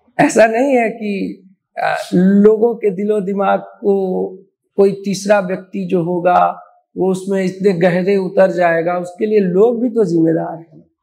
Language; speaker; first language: Hindi; non-native, local second language; Maithili